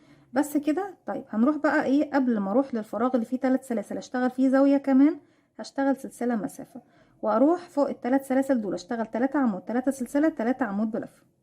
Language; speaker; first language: Arabic; native; Arabic